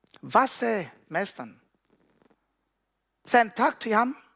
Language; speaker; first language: Danish; non-native, learner; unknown